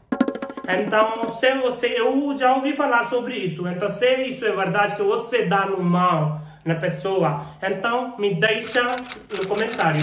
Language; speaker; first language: Portuguese; non-native, learner; Hindi